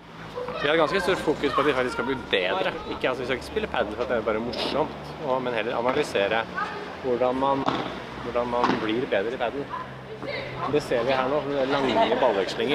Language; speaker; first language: Norwegian; native; Norwegian